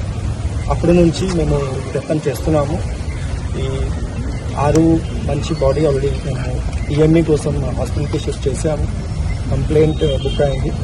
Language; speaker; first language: Telugu; non-native, local second language; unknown